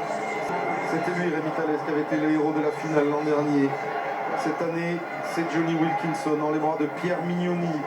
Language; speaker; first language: French; native; French